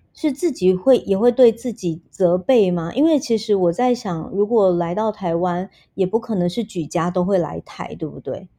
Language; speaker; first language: Chinese; native; Chinese